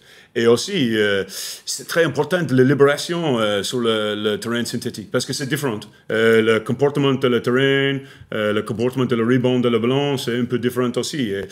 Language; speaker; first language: French; non-native, learner; English